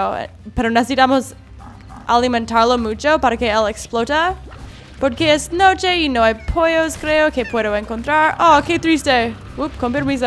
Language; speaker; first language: Spanish; non-native, learner; English